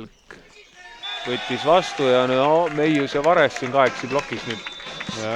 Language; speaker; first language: Estonian; native; Estonian